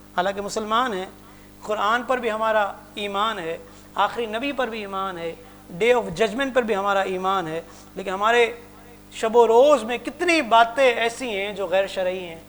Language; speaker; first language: Urdu; non-native, local second language; Punjabi